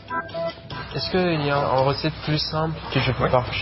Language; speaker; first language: French; non-native, learner; Persian